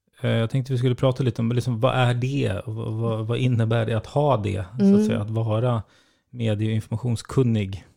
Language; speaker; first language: Swedish; native; Swedish